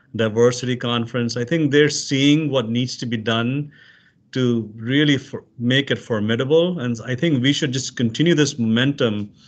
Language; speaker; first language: English; non-native, local second language; Urdu